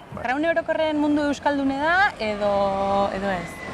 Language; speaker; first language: Basque; native; Basque